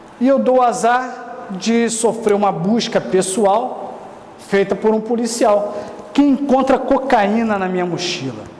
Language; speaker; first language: Portuguese; native; Portuguese